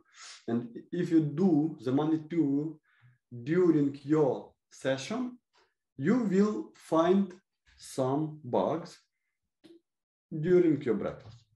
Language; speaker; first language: English; non-native, fluent; Ukrainian